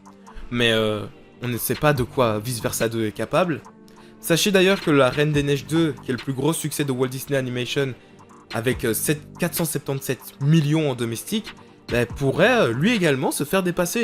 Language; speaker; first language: French; native; French